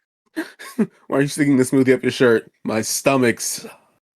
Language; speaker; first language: English; native; English